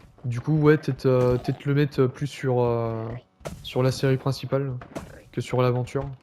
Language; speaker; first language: French; native; French